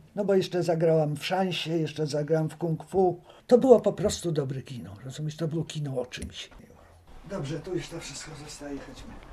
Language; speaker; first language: Polish; native; Polish